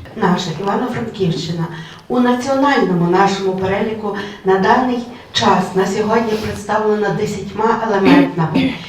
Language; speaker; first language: Ukrainian; native; Ukrainian